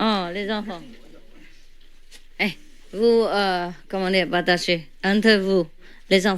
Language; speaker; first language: French; non-native, learner; Vietnamese